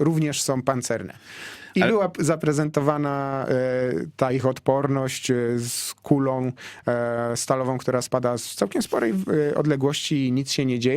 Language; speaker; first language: Polish; native; Polish